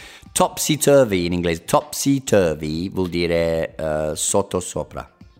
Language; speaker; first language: Italian; non-native, fluent; English